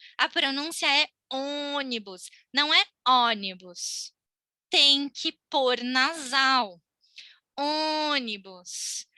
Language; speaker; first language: Portuguese; native; Portuguese